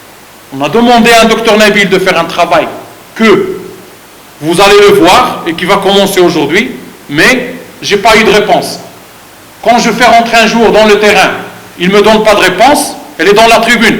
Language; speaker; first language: French; non-native, fluent; Arabic